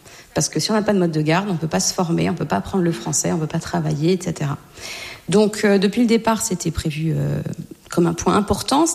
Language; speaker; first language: French; native; French